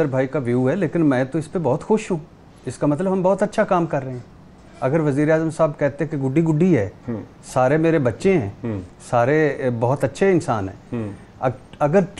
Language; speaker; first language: Urdu; native; Urdu